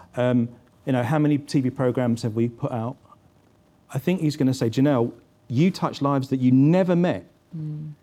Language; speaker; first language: English; native; English